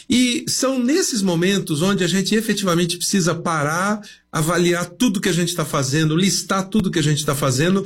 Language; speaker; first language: Portuguese; native; Portuguese